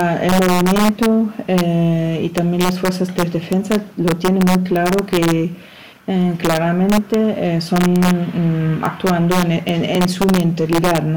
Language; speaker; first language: Spanish; non-native, learner; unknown